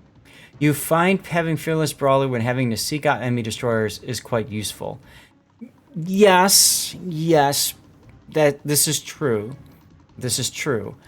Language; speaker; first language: English; native; English